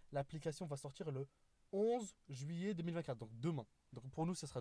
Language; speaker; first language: French; native; French